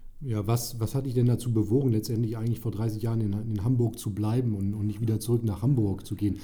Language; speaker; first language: German; native; German